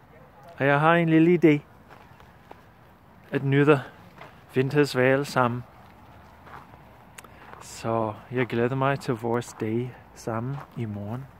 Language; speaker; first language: Danish; non-native, learner; English